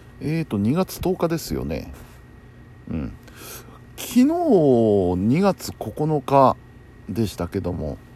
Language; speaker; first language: Japanese; native; Japanese